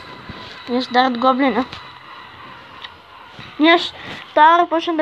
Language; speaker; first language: Bulgarian; native; Bulgarian